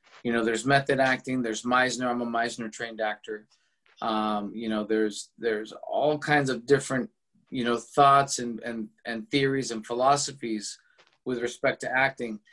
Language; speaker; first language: English; early bilingual, other home language; Spanish